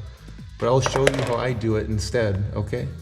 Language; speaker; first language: English; native; English